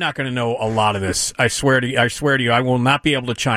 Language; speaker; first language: English; native; English